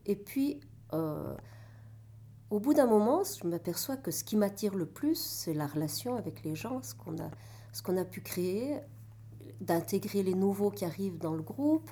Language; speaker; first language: French; native; French